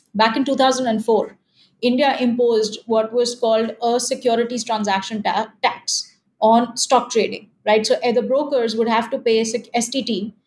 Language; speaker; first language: English; non-native, local second language; Hindi